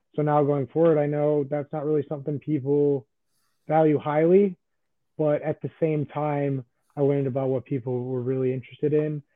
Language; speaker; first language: English; native; English